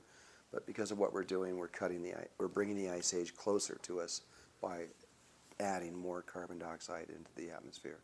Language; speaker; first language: English; native; English